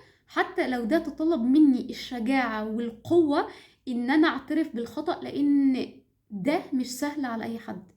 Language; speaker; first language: Arabic; native; Arabic